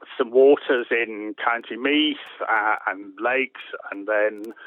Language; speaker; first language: English; native; English